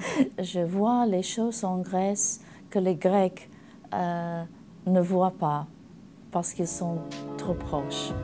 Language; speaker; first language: French; non-native, learner; English